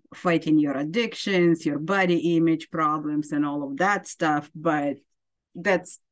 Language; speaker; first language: English; non-native, fluent; Ukrainian